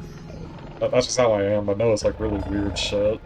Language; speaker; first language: English; native; English